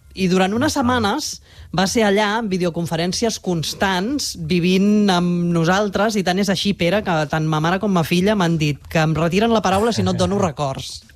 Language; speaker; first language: Catalan; native; Catalan